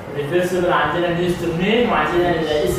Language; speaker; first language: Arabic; native; Arabic